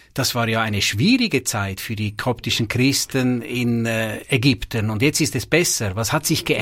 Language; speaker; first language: German; native; German